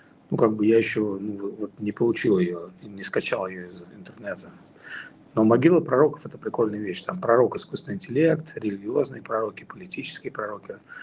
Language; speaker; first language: Russian; native; Russian